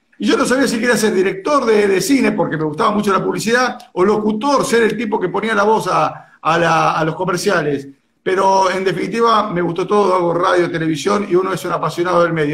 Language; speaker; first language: Spanish; native; Spanish